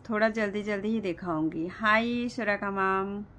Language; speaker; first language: Hindi; non-native, local second language; Bangla